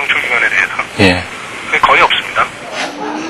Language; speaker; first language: Korean; native; Korean